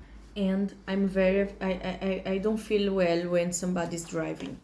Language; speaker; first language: English; non-native, learner; Portuguese